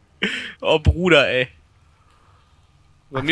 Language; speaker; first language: German; native; German